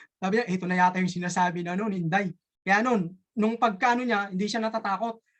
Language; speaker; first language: Filipino; native; Filipino